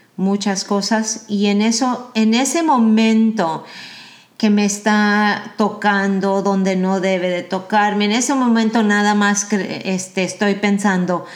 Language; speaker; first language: Spanish; early bilingual, heritage; Spanish